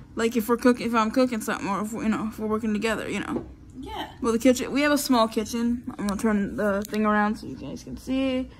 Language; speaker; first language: English; native; English